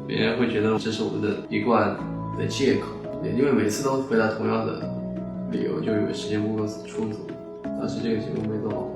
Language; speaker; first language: Chinese; native; Chinese